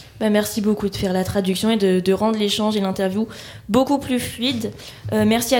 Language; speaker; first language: French; native; French